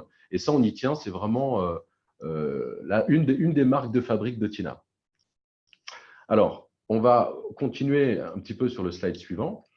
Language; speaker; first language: French; native; French